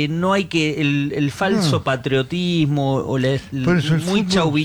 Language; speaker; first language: Spanish; native; Spanish